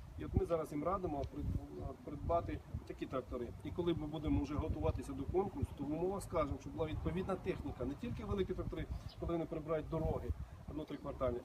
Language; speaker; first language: Ukrainian; non-native, local second language; Russian